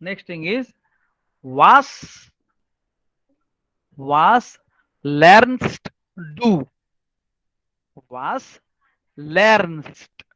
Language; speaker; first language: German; non-native, learner; Marathi